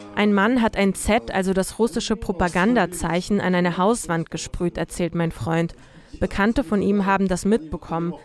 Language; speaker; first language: German; non-native, fluent; Russian